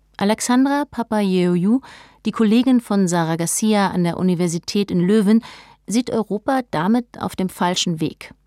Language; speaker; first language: German; native; German